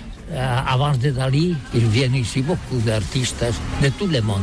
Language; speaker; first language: French; non-native, learner; Catalan